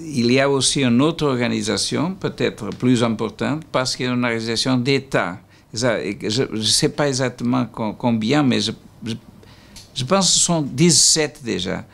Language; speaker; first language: French; non-native, learner; Portuguese